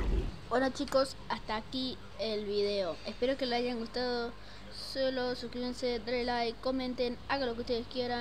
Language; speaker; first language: Spanish; native; Spanish